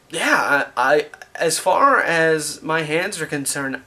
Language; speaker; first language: English; native; English